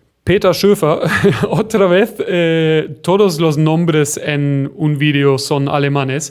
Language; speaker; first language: Spanish; non-native, fluent; German